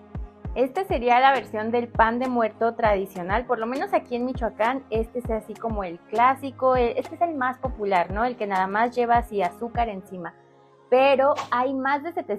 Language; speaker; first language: Spanish; native; Spanish